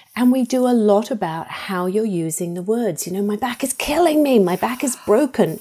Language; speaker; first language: English; native; English